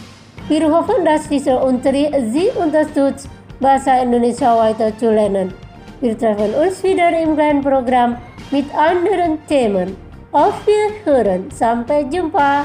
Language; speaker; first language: German; non-native, fluent; Indonesian